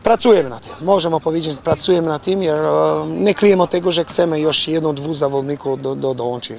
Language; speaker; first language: Polish; non-native, fluent; Albanian